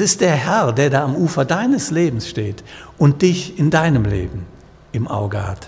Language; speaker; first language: German; native; German